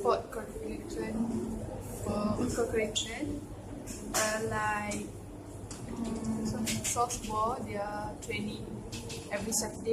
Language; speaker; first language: English; non-native, local second language; Malay